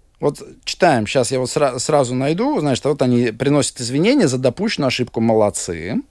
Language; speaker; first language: Russian; native; Russian